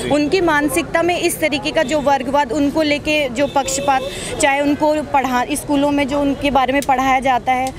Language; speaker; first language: Hindi; native; Hindi